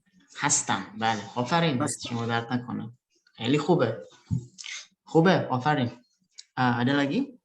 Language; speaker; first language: Persian; early bilingual, other home language; Indonesian